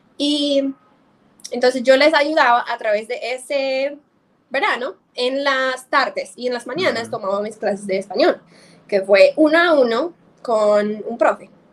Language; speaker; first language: Spanish; non-native, fluent; English